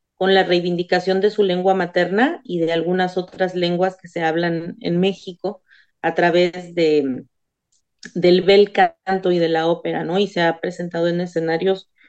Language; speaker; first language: Spanish; non-native, local second language; Zapotec